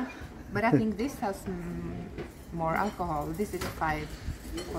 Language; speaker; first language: English; non-native, fluent; Norwegian